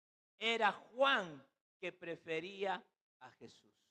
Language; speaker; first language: Spanish; native; Spanish